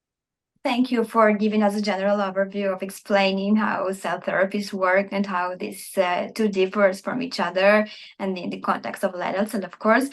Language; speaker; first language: English; non-native, fluent; Armenian